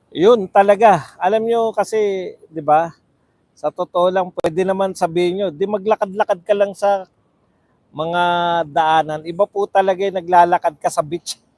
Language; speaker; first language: Filipino; native; Filipino